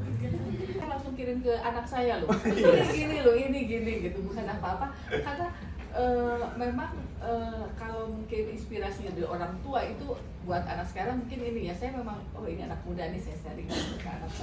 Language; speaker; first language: Indonesian; native; Indonesian